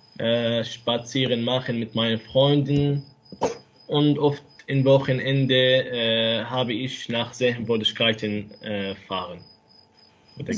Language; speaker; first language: German; non-native, learner; Arabic